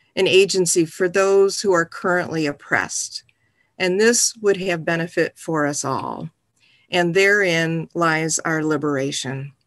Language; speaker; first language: English; native; English